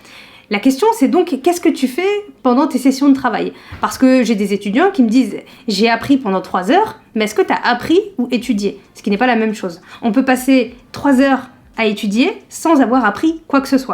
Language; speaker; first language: French; native; French